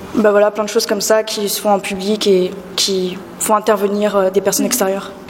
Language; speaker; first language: French; native; French